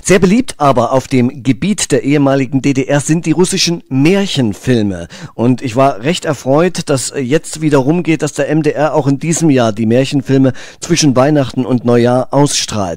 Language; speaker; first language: German; native; German